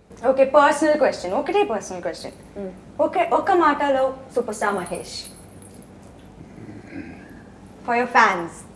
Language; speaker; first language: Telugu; non-native, local second language; Tamil